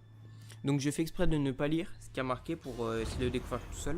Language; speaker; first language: French; native; French